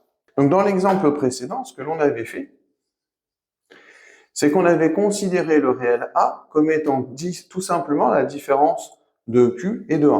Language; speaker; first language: French; native; French